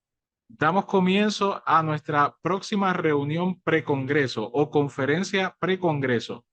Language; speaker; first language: Spanish; native; Spanish